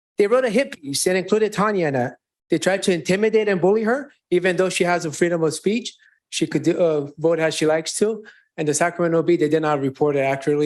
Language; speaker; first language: English; non-native, fluent; Romanian